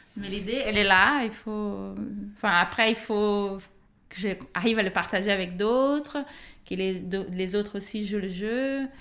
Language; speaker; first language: French; non-native, fluent; Portuguese